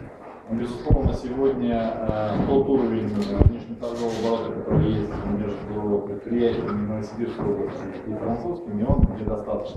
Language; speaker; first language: Russian; native; Russian